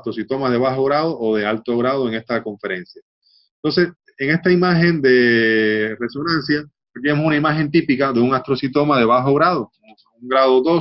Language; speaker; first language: Spanish; native; Spanish